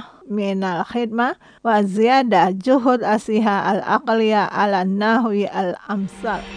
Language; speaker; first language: Arabic; non-native, learner; Indonesian